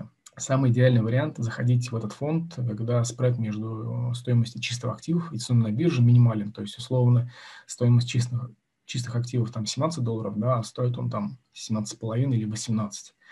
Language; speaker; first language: Russian; native; Russian